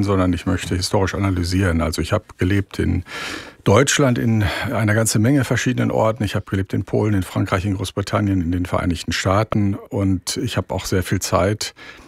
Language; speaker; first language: German; native; German